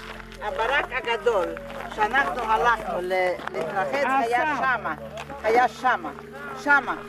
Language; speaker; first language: Hebrew; non-native, fluent; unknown